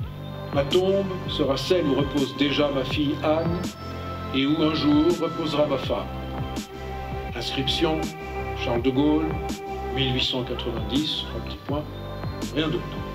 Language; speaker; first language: French; native; French